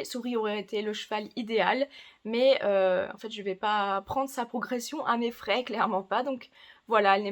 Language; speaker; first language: French; native; French